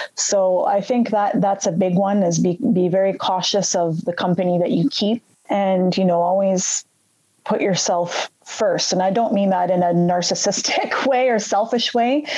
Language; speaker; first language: English; native; English